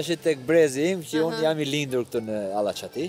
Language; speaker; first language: Albanian; early bilingual, heritage; Albanian